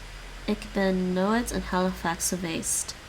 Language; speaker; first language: Dutch; non-native, learner; English